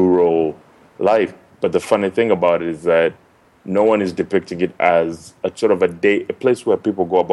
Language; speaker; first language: English; non-native, local second language; Ganda